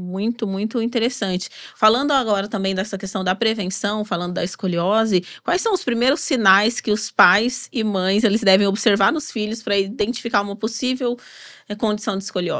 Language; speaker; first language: Portuguese; native; Portuguese